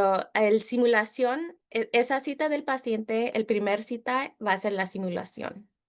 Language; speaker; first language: Spanish; early bilingual, heritage; Spanish